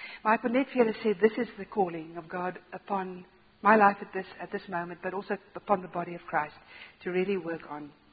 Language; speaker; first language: English; non-native, local second language; Afrikaans